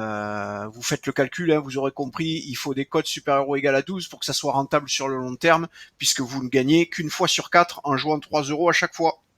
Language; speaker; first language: French; native; French